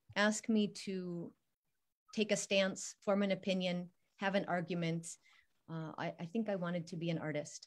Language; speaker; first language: English; native; English